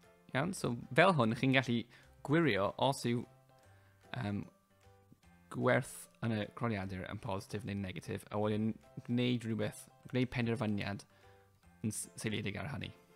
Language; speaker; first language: Welsh; native; Welsh